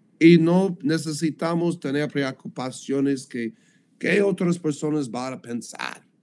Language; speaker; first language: Spanish; non-native, learner; English